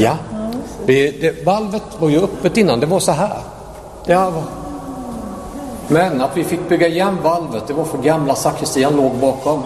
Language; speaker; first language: Swedish; native; Swedish